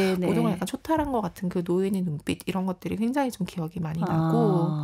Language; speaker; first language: Korean; native; Korean